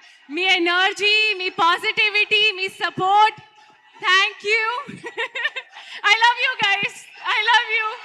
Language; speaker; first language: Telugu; non-native, learner; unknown